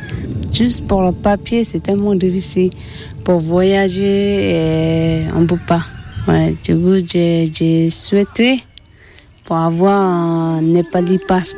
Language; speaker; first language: French; non-native, learner; Tibetan